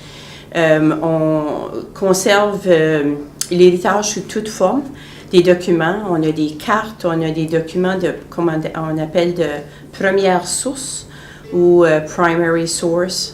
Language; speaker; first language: French; native; French